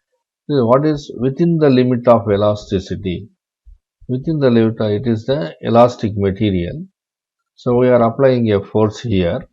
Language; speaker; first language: English; non-native, local second language; Tamil